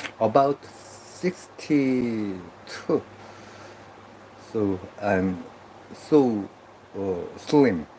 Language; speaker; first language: English; non-native, learner; Korean